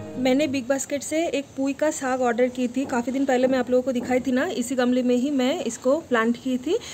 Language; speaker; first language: Hindi; non-native, local second language; Bangla